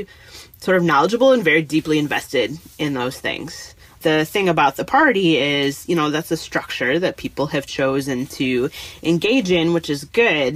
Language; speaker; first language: English; native; English